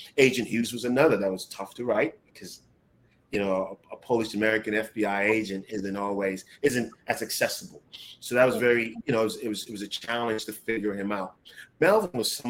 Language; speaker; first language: English; non-native, local second language; Akan